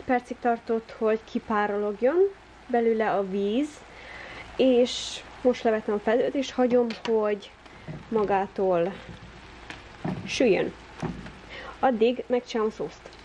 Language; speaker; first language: Hungarian; early bilingual, heritage; Hungarian